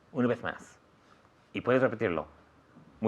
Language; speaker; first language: Spanish; non-native, fluent; English